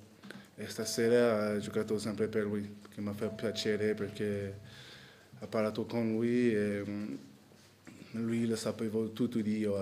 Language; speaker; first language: Italian; non-native, learner; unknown